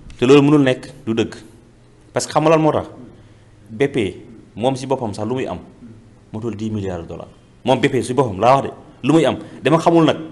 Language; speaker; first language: Wolof; native; Wolof